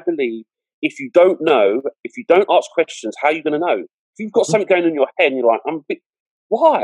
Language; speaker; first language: English; native; English